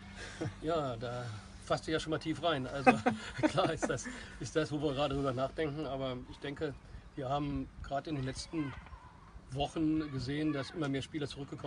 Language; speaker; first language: German; native; German